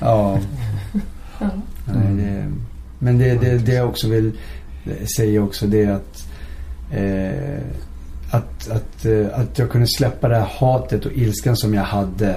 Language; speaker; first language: Swedish; early bilingual, other home language; Syriac